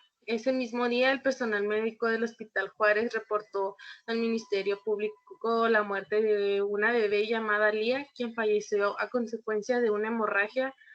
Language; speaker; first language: Spanish; native; Spanish